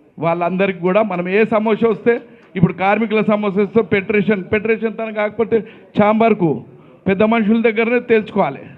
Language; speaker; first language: Telugu; native; Telugu